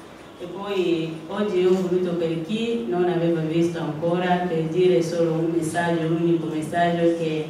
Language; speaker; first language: Italian; non-native, fluent; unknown